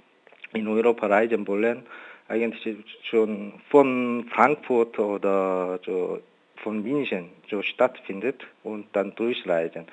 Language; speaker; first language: German; non-native, learner; Korean